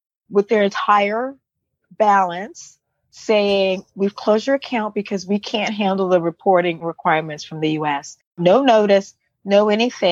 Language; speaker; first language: English; native; English